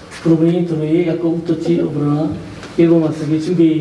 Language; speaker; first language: Czech; non-native, learner; Korean